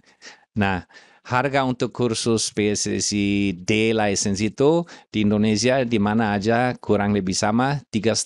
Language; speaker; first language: Indonesian; non-native, fluent; German